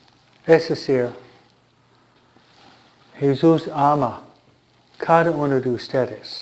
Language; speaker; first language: Spanish; non-native, fluent; Italian